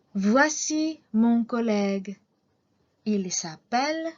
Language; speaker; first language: French; non-native, fluent; Indonesian